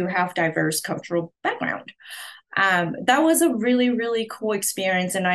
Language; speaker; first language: English; non-native, local second language; Cantonese